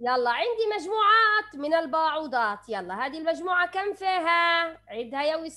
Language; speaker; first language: Arabic; native; Arabic